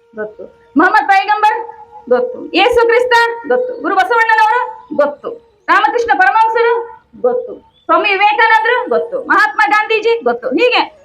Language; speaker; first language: Kannada; non-native, local second language; Tamil